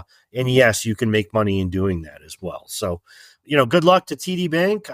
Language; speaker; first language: English; native; English